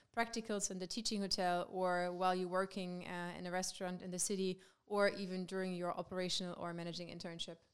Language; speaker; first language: English; non-native, fluent; German